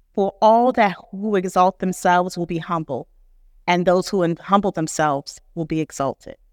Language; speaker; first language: English; native; English